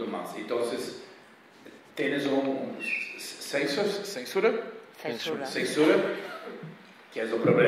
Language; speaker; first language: Spanish; non-native, fluent; Portuguese